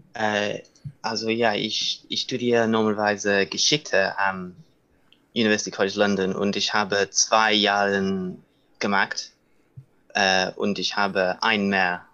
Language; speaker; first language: German; non-native, learner; English